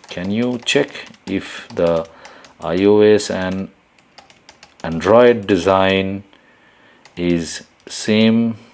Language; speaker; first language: English; non-native, local second language; Bangla